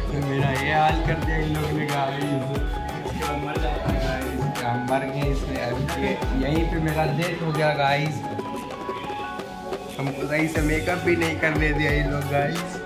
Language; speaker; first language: Hindi; native; Hindi